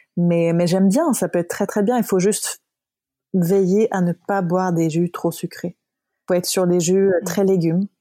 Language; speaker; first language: French; non-native, fluent; Swedish